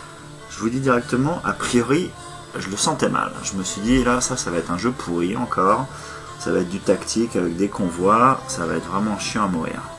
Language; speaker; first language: French; native; French